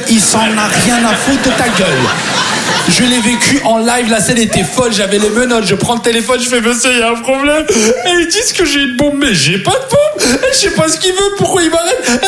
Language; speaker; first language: French; native; French